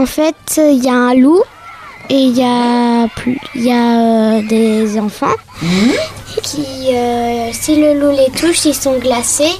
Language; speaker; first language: French; native; French